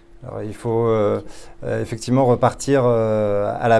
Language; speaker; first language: French; native; French